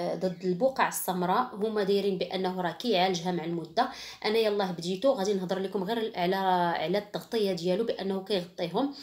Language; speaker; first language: Arabic; native; Arabic